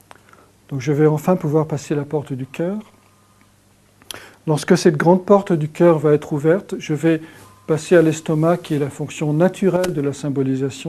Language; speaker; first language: French; native; French